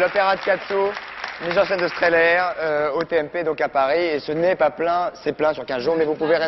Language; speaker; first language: French; native; French